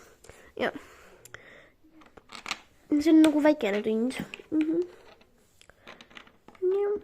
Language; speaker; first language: Estonian; non-native, local second language; Russian